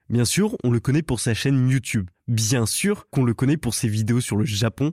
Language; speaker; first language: French; native; French